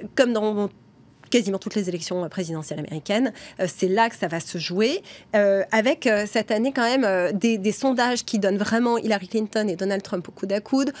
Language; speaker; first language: French; native; French